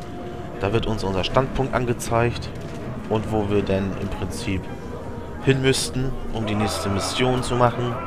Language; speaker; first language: German; native; German